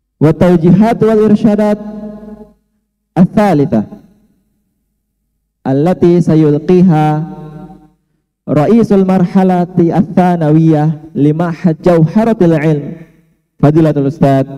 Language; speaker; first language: Arabic; non-native, learner; Indonesian